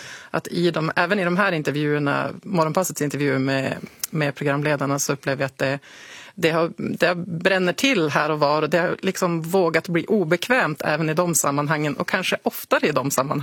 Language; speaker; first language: Swedish; native; Swedish